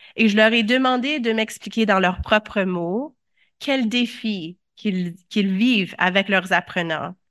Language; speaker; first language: French; native; French